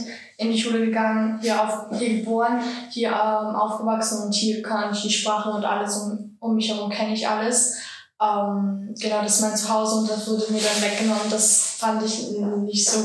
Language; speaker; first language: German; early bilingual, other home language; Georgian